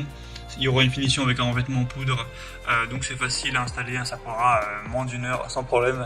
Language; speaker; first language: French; native; French